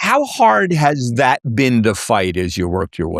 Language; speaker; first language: English; native; English